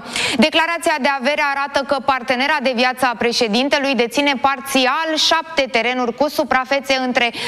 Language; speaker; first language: Romanian; native; Romanian